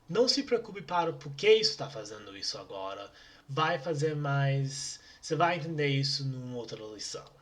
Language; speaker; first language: Portuguese; non-native, learner; English